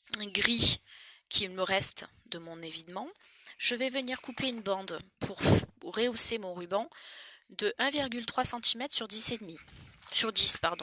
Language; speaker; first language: French; native; French